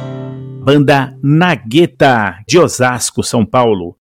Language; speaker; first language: Portuguese; native; Portuguese